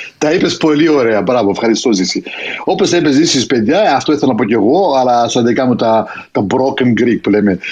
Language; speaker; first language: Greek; early bilingual, heritage; Greek